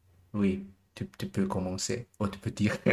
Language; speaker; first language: French; non-native, learner; German